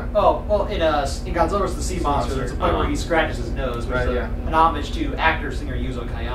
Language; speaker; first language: English; native; English